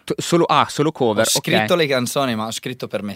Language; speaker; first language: Italian; non-native, learner; English